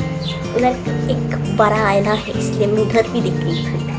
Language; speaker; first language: Hindi; non-native, learner; Bangla